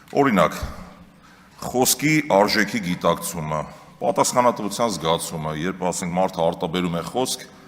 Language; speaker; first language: Armenian; native; Armenian